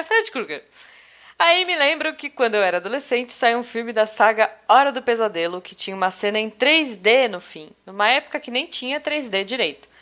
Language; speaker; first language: Portuguese; native; Portuguese